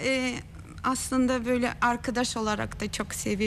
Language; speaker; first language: Turkish; non-native, fluent; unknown